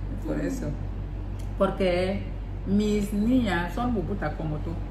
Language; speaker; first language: Spanish; non-native, learner; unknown